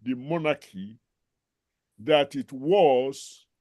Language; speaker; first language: English; non-native, local second language; Yoruba